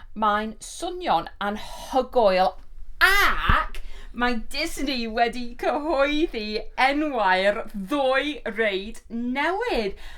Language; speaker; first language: Welsh; non-native, learner; English